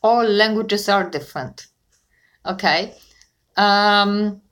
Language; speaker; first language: English; non-native, fluent; Polish